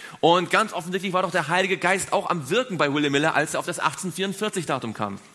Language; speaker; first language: German; native; German